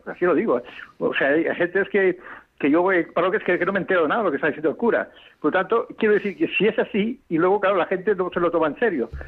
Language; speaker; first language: Spanish; native; Spanish